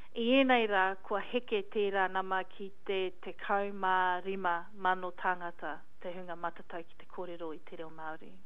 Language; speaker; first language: Māori; non-native, local second language; English